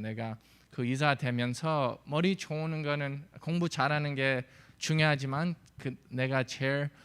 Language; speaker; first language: Korean; early bilingual, heritage; English